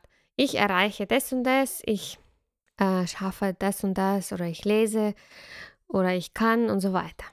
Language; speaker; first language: German; non-native, fluent; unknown